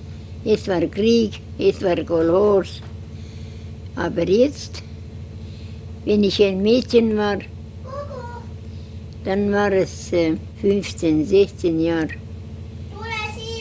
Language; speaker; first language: German; non-native, learner; Estonian